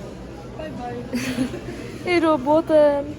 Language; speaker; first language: Swedish; early bilingual, heritage; Swedish